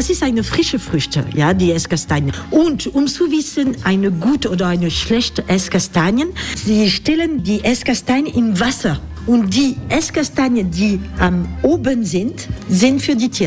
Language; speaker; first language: German; non-native, learner; French